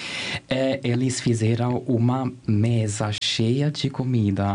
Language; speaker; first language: Portuguese; non-native, learner; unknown